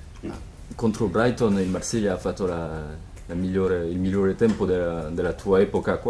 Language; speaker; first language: Italian; non-native, fluent; French